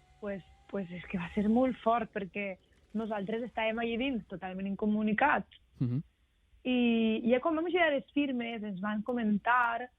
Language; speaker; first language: Catalan; native; Catalan